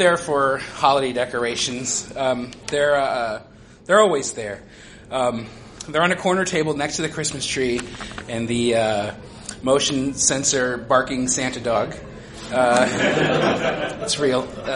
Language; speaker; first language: English; native; English